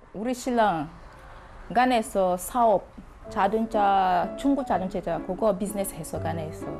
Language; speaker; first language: Korean; non-native, learner; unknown